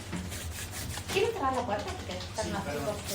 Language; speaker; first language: Spanish; native; Spanish